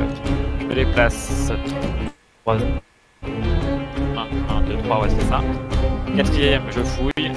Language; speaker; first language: French; native; French